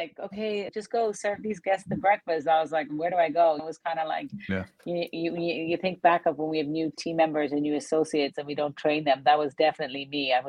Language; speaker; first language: English; native; English